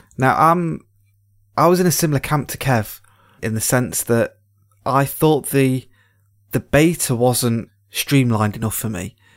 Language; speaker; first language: English; native; English